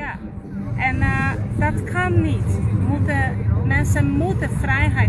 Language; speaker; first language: Dutch; non-native, fluent; Polish